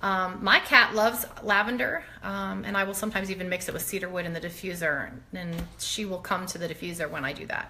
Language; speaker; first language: English; native; English